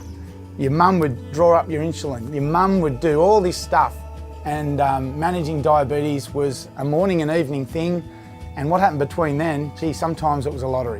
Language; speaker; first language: English; native; English